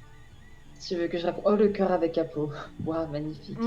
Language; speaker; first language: French; native; French